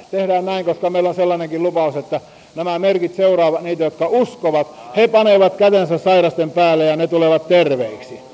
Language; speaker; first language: Finnish; native; Finnish